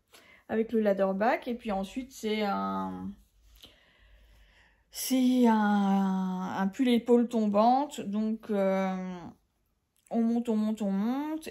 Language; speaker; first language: French; native; French